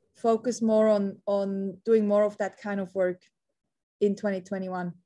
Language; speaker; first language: English; non-native, fluent; Swiss German